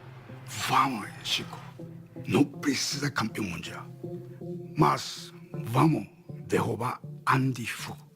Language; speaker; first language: Portuguese; non-native, learner; Japanese